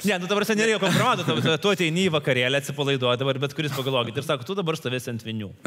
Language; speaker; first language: Lithuanian; native; Lithuanian